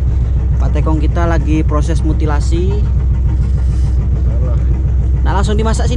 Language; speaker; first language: Malay; native; Malay